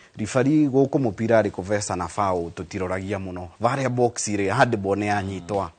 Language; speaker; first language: Kikuyu; non-native, local second language; Embu